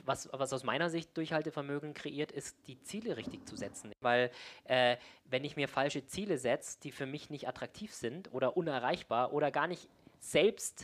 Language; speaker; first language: German; native; German